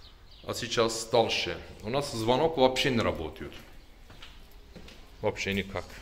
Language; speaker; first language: Russian; non-native, learner; Turkish